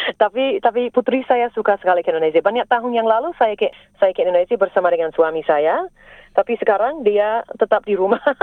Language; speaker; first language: Indonesian; non-native, fluent; English